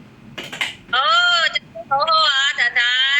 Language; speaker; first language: Cantonese; non-native, learner; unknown